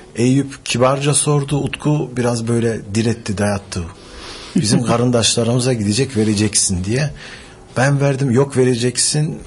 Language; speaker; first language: Turkish; early bilingual, heritage; Turkish